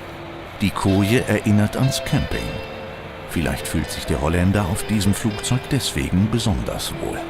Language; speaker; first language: German; native; German